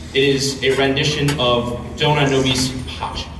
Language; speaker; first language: English; native; English